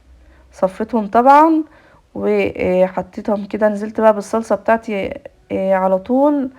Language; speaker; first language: Arabic; native; Arabic